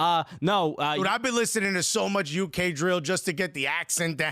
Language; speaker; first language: English; native; English